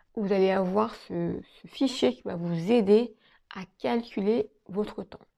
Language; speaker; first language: French; native; French